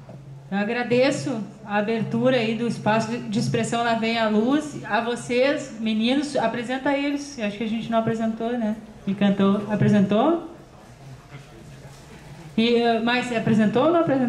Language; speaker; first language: Portuguese; native; Portuguese